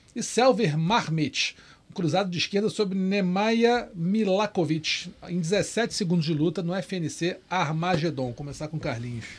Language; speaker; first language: Portuguese; native; Portuguese